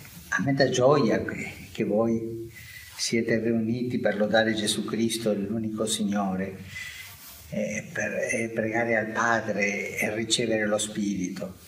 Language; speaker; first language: Italian; early bilingual, heritage; Spanish